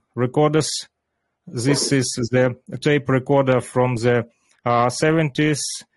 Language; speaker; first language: English; non-native, learner; Ukrainian